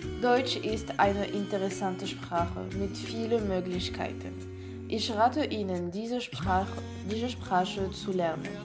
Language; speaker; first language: German; non-native, learner; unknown